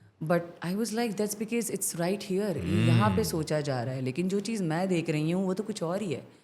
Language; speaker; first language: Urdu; non-native, local second language; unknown